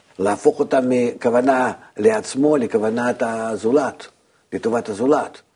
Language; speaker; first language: Hebrew; non-native, fluent; Russian